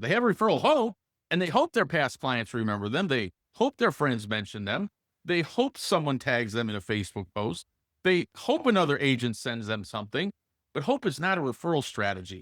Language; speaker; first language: English; native; English